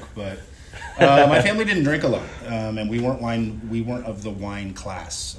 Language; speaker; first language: English; native; English